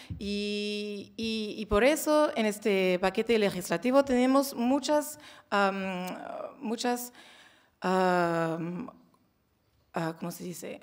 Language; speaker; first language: Spanish; non-native, learner; French